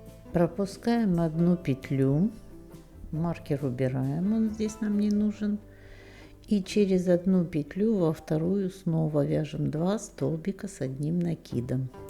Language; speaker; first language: Russian; native; Russian